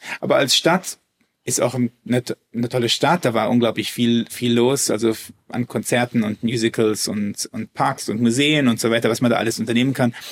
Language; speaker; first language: German; early bilingual, heritage; German